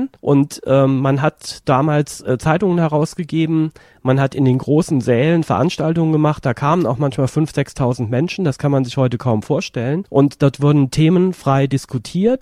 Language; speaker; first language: German; native; German